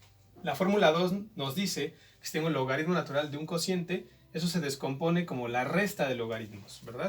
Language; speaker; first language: Spanish; native; Spanish